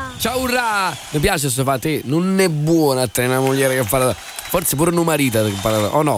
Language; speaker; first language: Italian; native; Italian